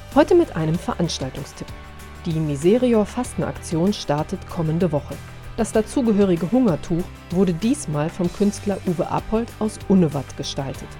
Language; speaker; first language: German; native; German